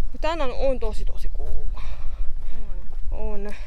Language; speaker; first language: Finnish; non-native, learner; Korean